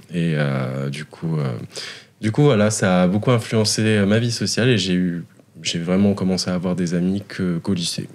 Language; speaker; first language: French; non-native, local second language; Arabic